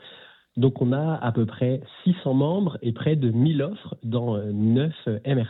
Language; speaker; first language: French; native; French